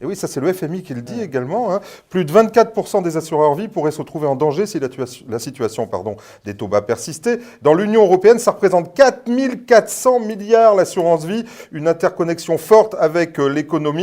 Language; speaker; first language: French; native; French